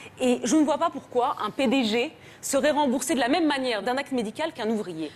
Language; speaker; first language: French; native; French